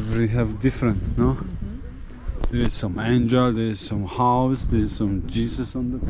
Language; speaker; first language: English; non-native, learner; Polish